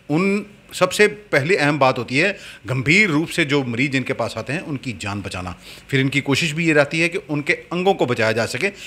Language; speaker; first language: Hindi; native; Hindi